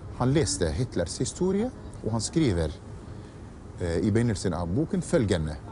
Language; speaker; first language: Norwegian; non-native, fluent; Arabic